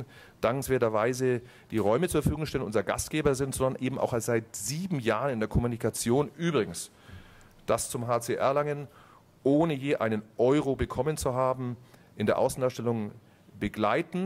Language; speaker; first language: German; native; German